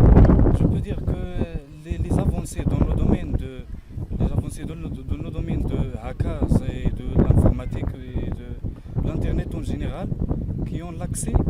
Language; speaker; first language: French; non-native, learner; Arabic